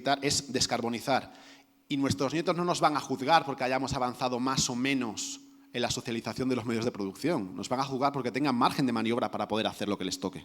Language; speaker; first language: Spanish; native; Spanish